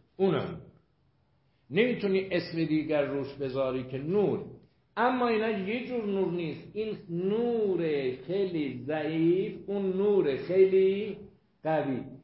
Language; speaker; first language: Persian; non-native, local second language; Azerbaijani